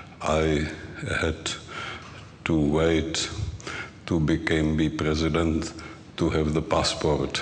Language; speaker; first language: English; non-native, learner; Czech